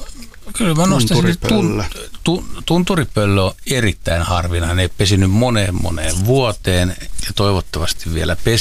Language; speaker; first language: Finnish; native; Finnish